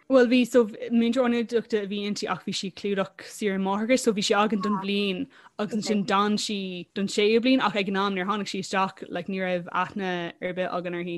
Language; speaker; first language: Irish; non-native, local second language; English